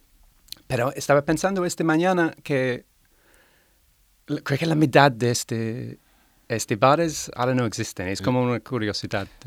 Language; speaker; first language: Spanish; non-native, learner; English